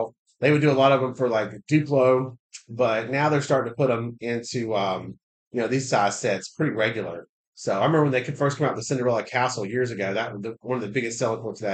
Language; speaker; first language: English; native; English